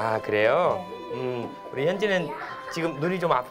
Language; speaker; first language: Korean; native; Korean